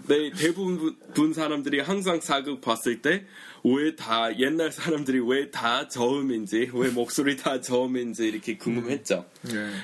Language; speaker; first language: Korean; non-native, fluent; English